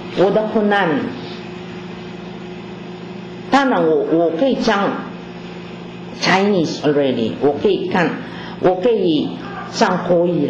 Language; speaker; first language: Chinese; non-native, learner; Filipino